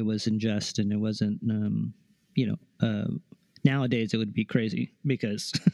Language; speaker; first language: English; early bilingual, other home language; Spanish